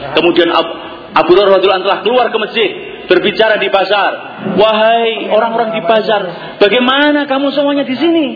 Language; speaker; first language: Indonesian; non-native, local second language; Javanese